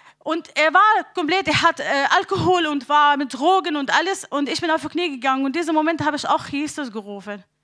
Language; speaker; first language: German; non-native, learner; Arabic